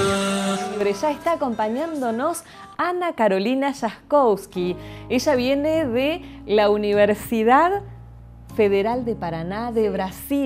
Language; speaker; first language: Spanish; native; Spanish